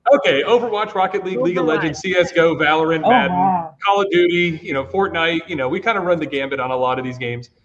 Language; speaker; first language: English; native; English